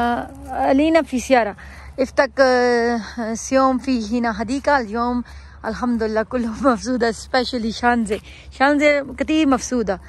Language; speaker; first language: Arabic; non-native, learner; Urdu